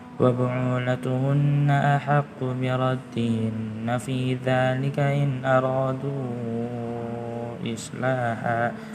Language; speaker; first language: Arabic; non-native, learner; Indonesian